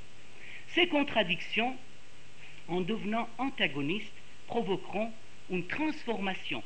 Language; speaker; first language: French; non-native, fluent; Persian